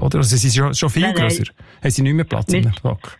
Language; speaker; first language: German; native; German